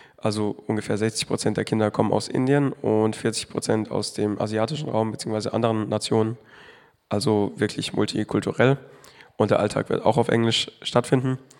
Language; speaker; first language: German; native; German